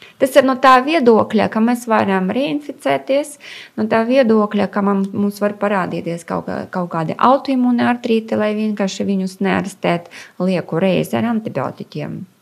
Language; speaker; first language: Latvian; non-native, local second language; Russian